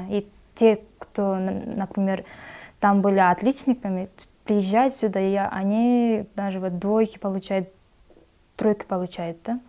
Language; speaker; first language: Russian; non-native, local second language; Kyrgyz